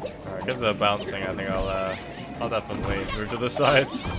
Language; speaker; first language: English; native; English